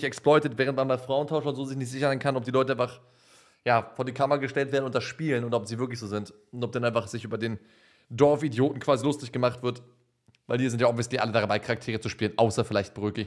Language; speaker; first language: German; native; German